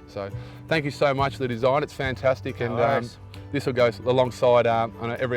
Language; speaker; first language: English; native; English